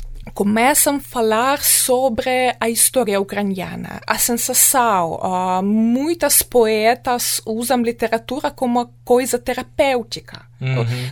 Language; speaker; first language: Portuguese; non-native, fluent; Ukrainian